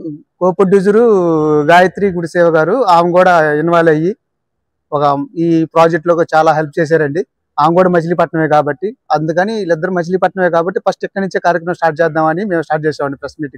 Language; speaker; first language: Telugu; native; Telugu